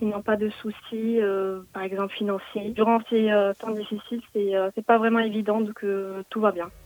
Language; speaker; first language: French; non-native, local second language; Arabic